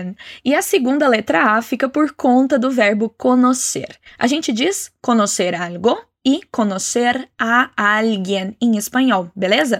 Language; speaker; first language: Portuguese; native; Portuguese